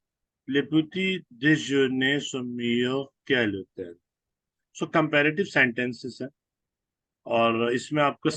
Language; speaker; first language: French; non-native, fluent; Urdu